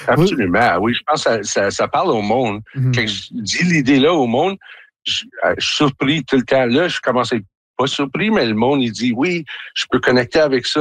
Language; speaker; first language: French; native; French